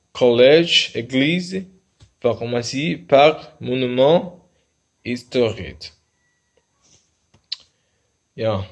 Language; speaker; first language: French; non-native, learner; Spanish